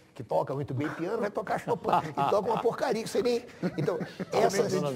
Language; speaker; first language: Portuguese; native; Portuguese